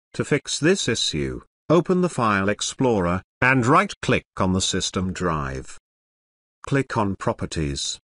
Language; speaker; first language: English; non-native, local second language; Bangla